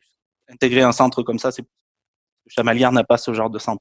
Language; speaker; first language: French; native; French